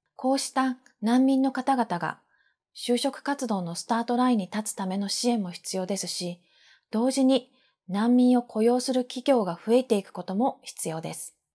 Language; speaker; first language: Japanese; native; Japanese